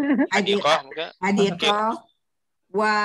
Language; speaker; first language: Arabic; non-native, learner; Malay